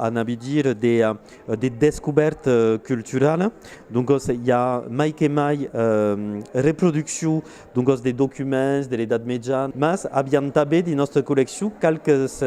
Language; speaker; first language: Occitan; non-native, local second language; French